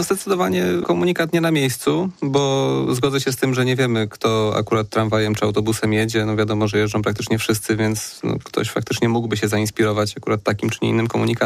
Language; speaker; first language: Polish; native; Polish